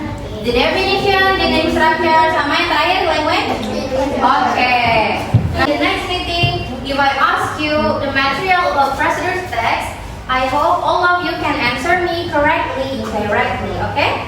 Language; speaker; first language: English; non-native, learner; Indonesian